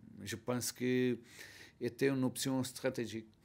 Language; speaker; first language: French; non-native, learner; Portuguese